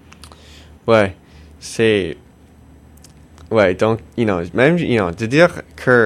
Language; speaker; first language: French; non-native, local second language; English